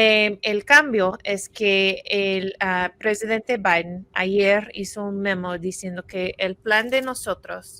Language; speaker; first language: Spanish; non-native, fluent; English